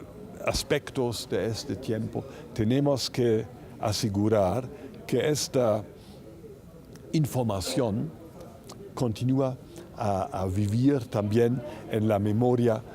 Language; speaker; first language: Spanish; non-native, fluent; German